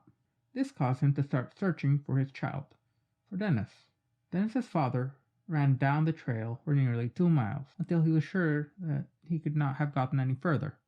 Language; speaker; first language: English; native; English